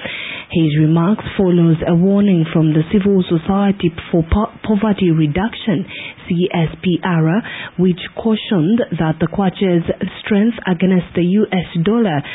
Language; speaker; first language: English; non-native, local second language; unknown